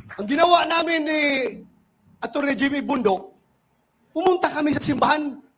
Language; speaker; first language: Filipino; non-native, local second language; Cebuano